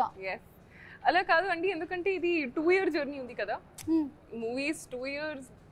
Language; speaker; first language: Telugu; non-native, learner; Hindi